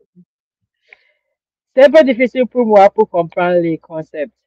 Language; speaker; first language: French; non-native, learner; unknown